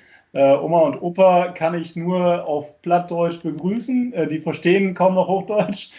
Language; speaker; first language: German; native; German